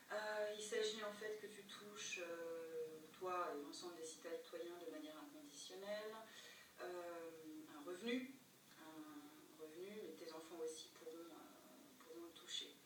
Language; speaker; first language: French; native; French